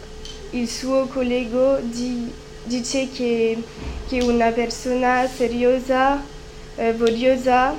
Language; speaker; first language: Italian; non-native, learner; French